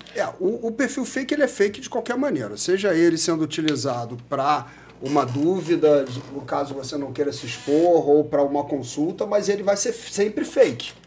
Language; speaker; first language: Portuguese; native; Portuguese